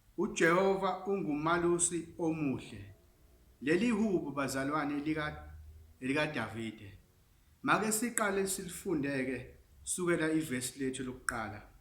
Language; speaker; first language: Zulu; non-native, local second language; English